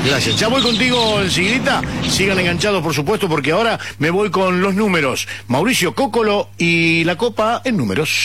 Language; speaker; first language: Spanish; native; Spanish